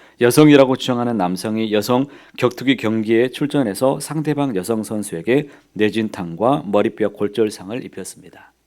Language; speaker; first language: Korean; native; Korean